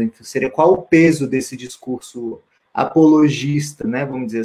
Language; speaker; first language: Portuguese; native; Portuguese